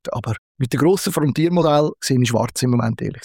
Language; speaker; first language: German; native; German